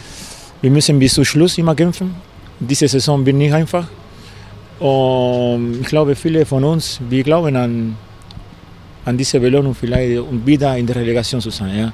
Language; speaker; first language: German; non-native, learner; Spanish